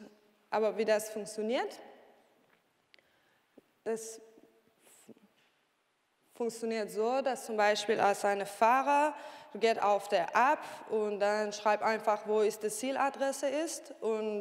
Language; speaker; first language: German; non-native, learner; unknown